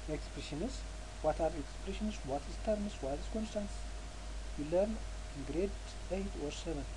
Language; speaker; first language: English; non-native, local second language; Amharic